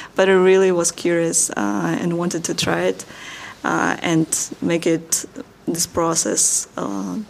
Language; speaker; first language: English; non-native, fluent; Russian